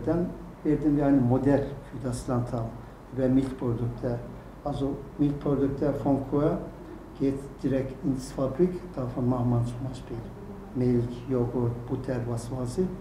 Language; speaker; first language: German; non-native, learner; Turkish